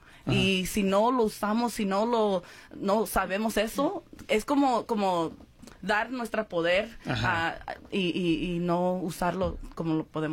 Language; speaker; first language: Spanish; early bilingual, heritage; Spanish